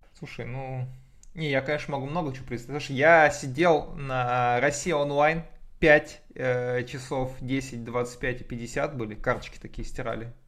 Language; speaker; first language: Russian; native; Russian